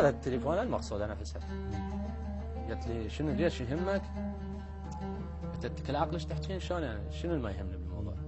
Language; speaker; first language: Arabic; native; Arabic